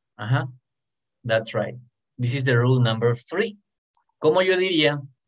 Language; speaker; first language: English; non-native, fluent; Spanish